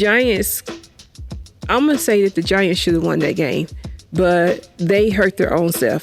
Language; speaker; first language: English; native; English